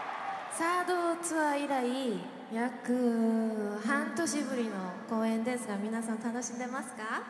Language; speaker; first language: Japanese; non-native, fluent; Korean